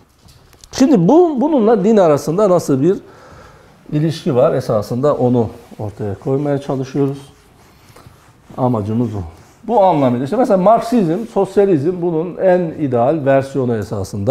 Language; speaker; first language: Turkish; native; Turkish